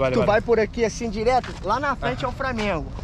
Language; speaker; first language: Portuguese; native; Portuguese